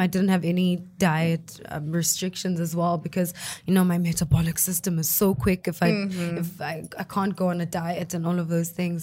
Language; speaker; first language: English; non-native, local second language; Xhosa